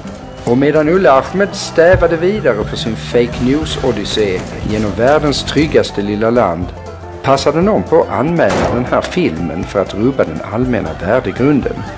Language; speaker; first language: Swedish; native; Swedish